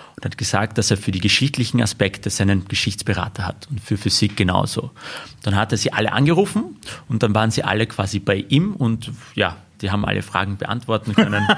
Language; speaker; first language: German; early bilingual, other home language; Armenian